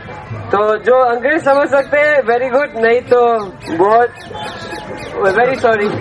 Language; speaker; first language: Hindi; non-native, fluent; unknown